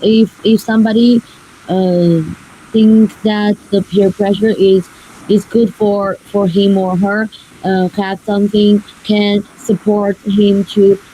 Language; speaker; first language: English; non-native, learner; Chinese